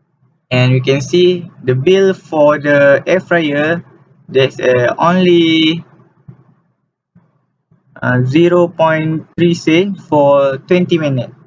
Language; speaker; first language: English; non-native, learner; Malay